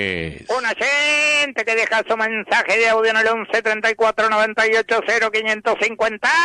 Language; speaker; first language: Spanish; native; Spanish